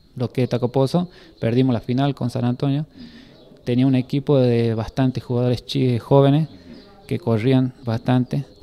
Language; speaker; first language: Spanish; native; Spanish